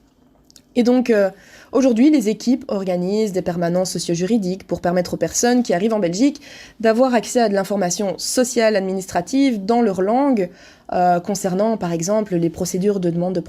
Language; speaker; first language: French; native; French